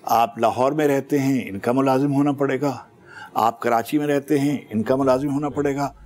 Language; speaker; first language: Urdu; native; Urdu